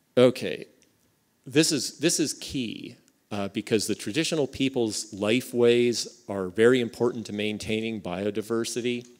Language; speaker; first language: English; native; English